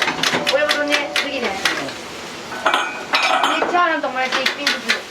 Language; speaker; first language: Japanese; native; Japanese